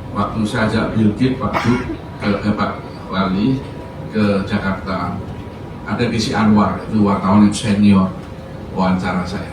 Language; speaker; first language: Indonesian; native; Indonesian